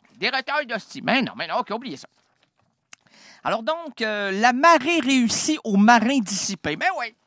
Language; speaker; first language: French; native; French